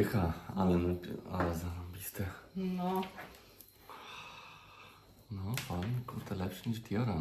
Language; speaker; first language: Polish; native; Polish